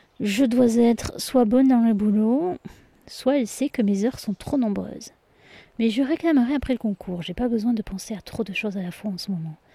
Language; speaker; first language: French; native; French